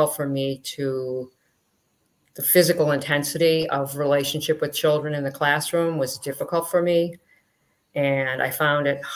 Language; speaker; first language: English; native; English